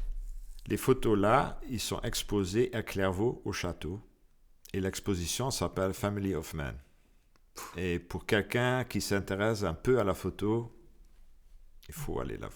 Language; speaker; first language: French; non-native, local second language; Luxembourgish